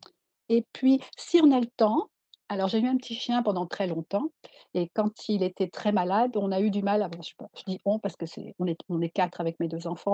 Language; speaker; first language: French; native; French